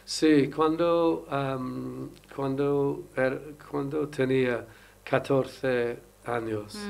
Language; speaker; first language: Spanish; non-native, learner; English